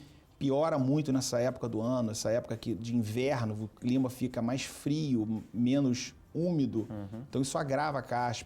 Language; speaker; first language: Portuguese; native; Portuguese